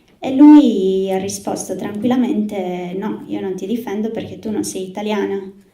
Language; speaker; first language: Italian; early bilingual, other home language; Spanish